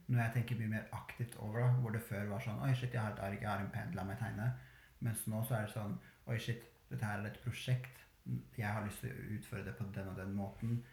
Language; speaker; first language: Norwegian; early bilingual, other home language; Albanian